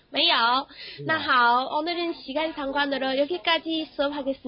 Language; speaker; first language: Korean; non-native, fluent; Chinese